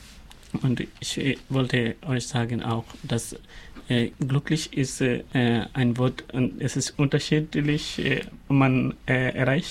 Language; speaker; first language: German; non-native, learner; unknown